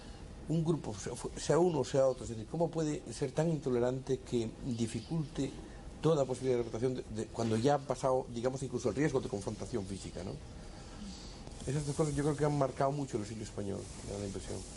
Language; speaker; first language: Spanish; native; Spanish